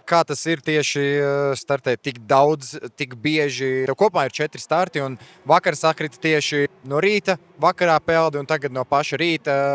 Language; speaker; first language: Latvian; native; Latvian